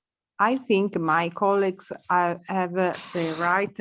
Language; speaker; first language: English; non-native, learner; Italian